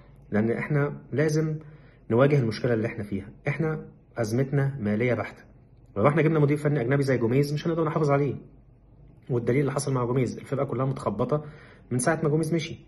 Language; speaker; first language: Arabic; native; Arabic